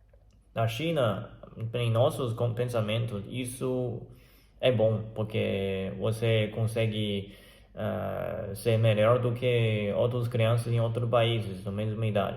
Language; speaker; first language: Portuguese; non-native, learner; Chinese